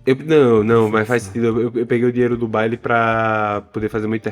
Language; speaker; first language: Portuguese; native; Portuguese